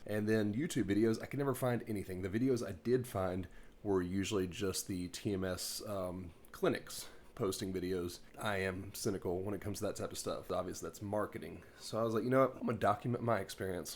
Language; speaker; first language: English; native; English